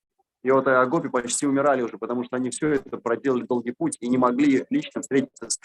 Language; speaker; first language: Russian; native; Russian